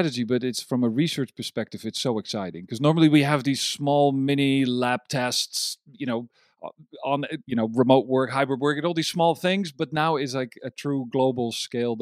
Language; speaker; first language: English; non-native, fluent; Dutch